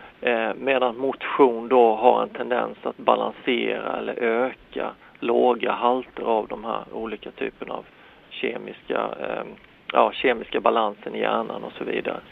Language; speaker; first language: Swedish; native; Swedish